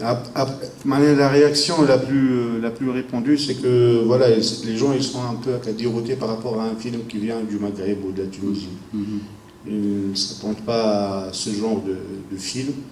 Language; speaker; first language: French; non-native, local second language; Arabic